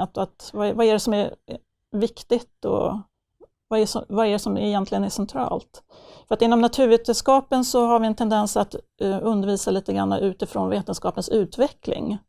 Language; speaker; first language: Swedish; native; Swedish